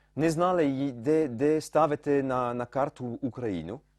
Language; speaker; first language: Ukrainian; early bilingual, heritage; Ukrainian